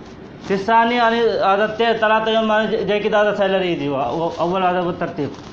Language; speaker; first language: Arabic; non-native, learner; Hindi